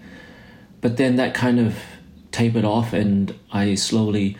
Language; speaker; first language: English; native; English